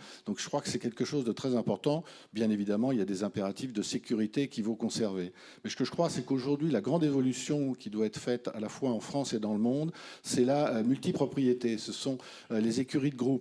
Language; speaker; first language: French; native; French